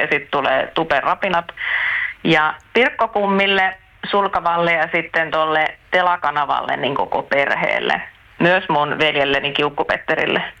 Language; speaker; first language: Finnish; early bilingual, heritage; Finnish